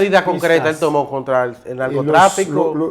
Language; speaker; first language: Spanish; native; Spanish